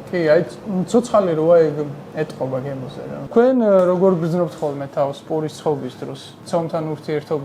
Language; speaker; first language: Georgian; native; Georgian